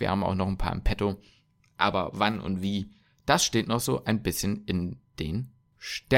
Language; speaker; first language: German; native; German